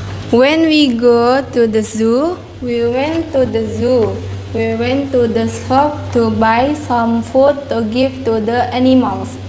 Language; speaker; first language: English; non-native, learner; Indonesian